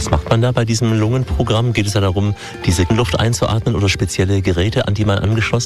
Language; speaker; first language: German; native; German